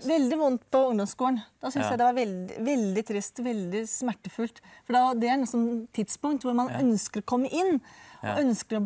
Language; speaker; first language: Norwegian; native; Norwegian